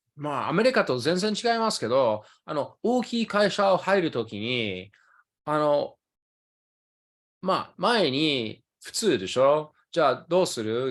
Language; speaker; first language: Japanese; early bilingual, other home language; English